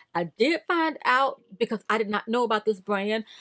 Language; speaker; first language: English; native; English